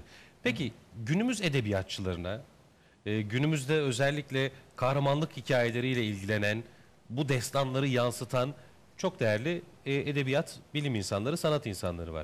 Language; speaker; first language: Turkish; native; Turkish